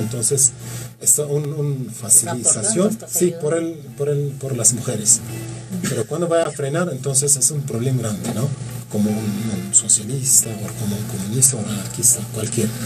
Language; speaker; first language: Spanish; non-native, learner; Kurdish